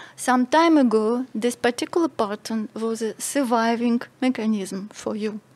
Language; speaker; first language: English; non-native, fluent; Russian